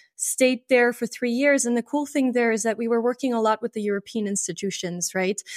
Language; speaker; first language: English; non-native, fluent; French